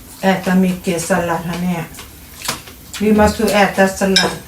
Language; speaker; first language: Swedish; non-native, learner; Thai